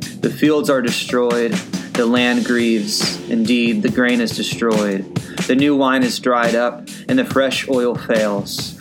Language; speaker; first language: English; native; English